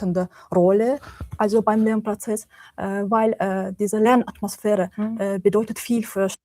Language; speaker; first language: German; non-native, learner; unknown